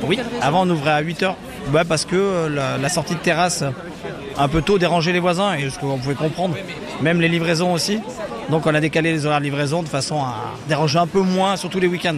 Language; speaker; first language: French; native; French